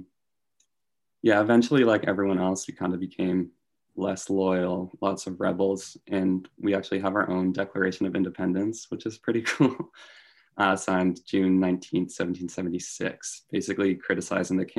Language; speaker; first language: English; native; English